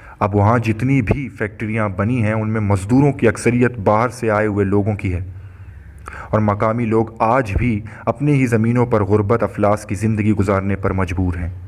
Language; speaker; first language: Urdu; non-native, local second language; Baluchi